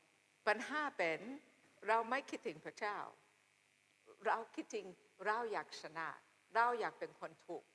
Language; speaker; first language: Thai; non-native, fluent; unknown